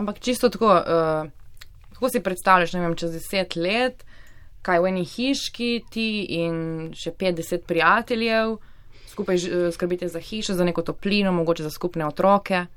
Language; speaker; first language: Slovenian; native; Slovenian